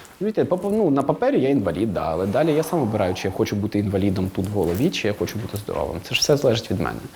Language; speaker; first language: Ukrainian; non-native, local second language; Russian